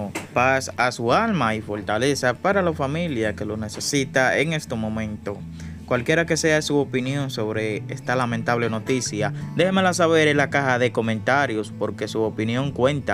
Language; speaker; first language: Spanish; native; Spanish